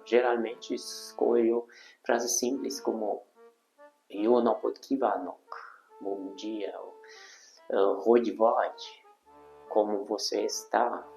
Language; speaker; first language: Portuguese; non-native, fluent; Hungarian